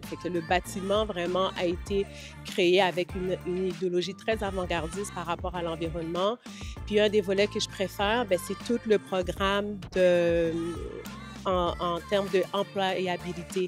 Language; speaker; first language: French; native; French